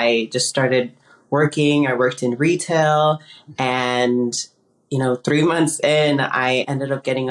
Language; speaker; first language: English; early bilingual, other home language; Spanish